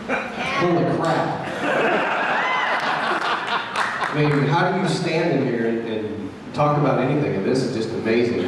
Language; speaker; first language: English; native; English